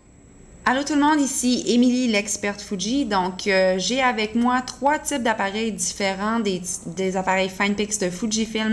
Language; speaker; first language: French; native; French